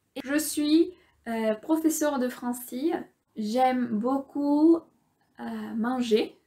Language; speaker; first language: French; non-native, fluent; Spanish